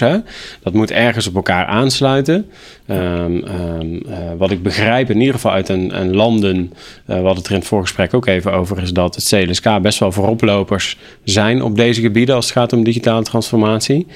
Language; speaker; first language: Dutch; native; Dutch